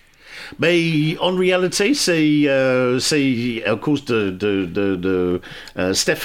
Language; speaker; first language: French; non-native, fluent; English